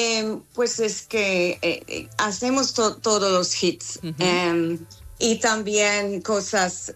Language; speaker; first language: Spanish; non-native, learner; English